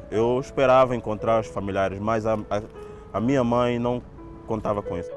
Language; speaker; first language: Portuguese; native; Portuguese